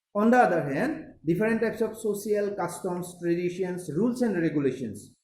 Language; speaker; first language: English; non-native, local second language; Assamese